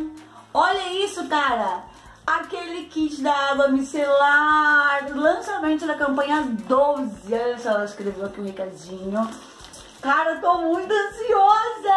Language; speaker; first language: Portuguese; native; Portuguese